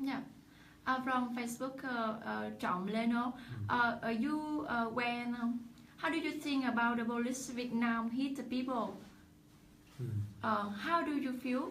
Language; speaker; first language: English; non-native, learner; Vietnamese